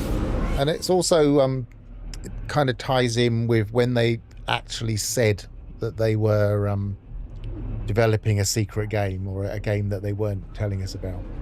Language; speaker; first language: English; native; English